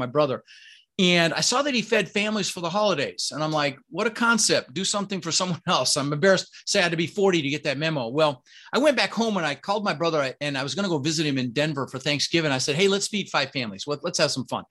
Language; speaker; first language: English; early bilingual, other home language; Dutch